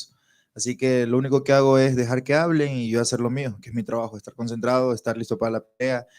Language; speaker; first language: Spanish; native; Spanish